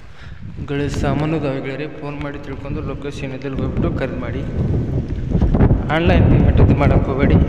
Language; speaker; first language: Kannada; native; Kannada